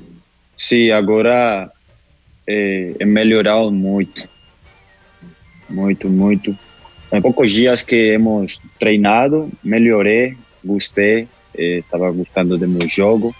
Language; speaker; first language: Portuguese; non-native, local second language; Spanish